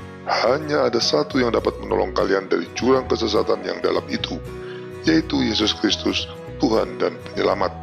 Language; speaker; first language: Indonesian; native; Indonesian